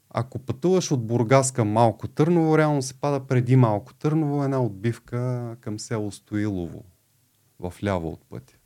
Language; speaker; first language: Bulgarian; native; Bulgarian